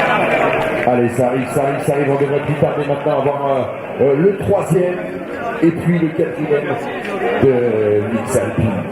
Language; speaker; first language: French; native; French